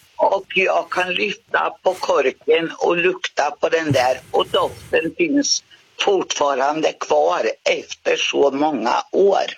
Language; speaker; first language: Swedish; native; Swedish